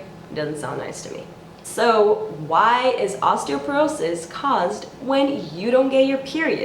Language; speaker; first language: English; native; English